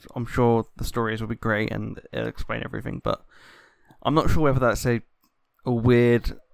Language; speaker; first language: English; native; English